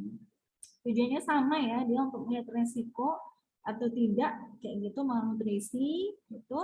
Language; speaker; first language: Indonesian; native; Indonesian